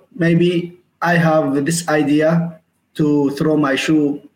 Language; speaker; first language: English; non-native, learner; Arabic